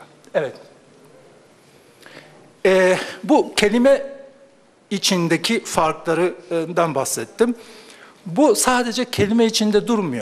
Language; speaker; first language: Turkish; non-native, fluent; Japanese